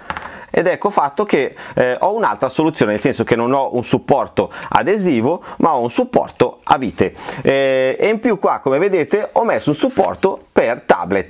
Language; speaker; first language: Italian; native; Italian